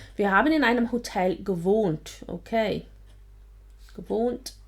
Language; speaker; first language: German; non-native, fluent; English